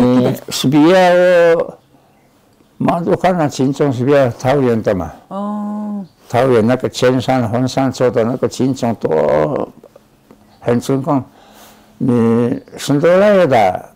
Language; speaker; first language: Chinese; non-native, local second language; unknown